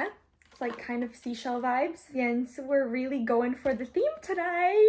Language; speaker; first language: English; early bilingual, other home language; Polish